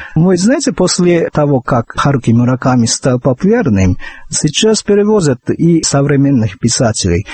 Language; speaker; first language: Russian; non-native, fluent; Japanese